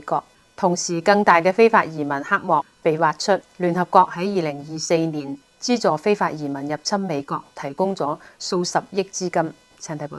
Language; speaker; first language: Chinese; non-native, local second language; Cantonese